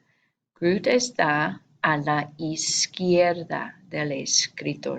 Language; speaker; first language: Spanish; non-native, fluent; English